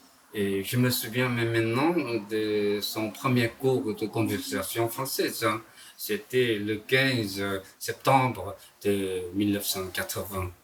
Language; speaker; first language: French; non-native, fluent; Korean